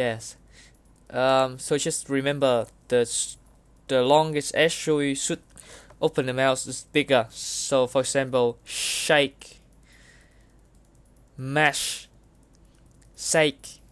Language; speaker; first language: English; non-native, learner; Vietnamese